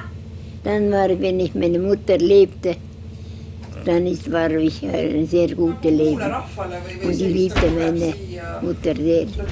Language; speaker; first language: German; non-native, learner; Estonian